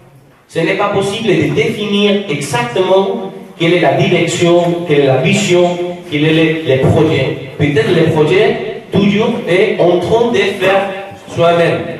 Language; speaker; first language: French; non-native, fluent; Spanish